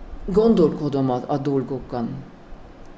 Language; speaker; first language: Hungarian; non-native, fluent; German